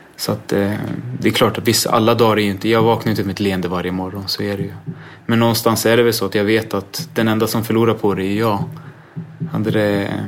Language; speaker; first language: Swedish; native; Swedish